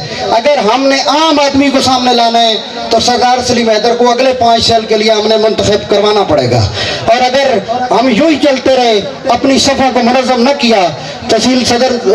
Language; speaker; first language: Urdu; non-native, local second language; Punjabi